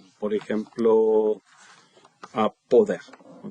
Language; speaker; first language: Spanish; non-native, fluent; English